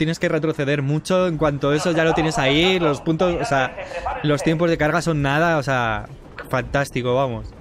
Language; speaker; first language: Spanish; native; Spanish